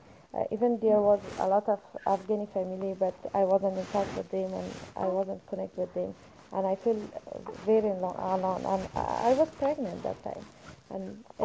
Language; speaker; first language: English; non-native, fluent; Persian